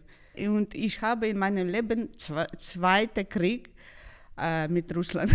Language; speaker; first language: German; non-native, learner; Georgian